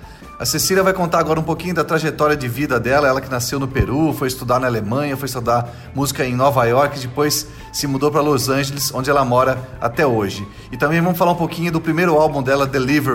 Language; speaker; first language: Portuguese; native; Portuguese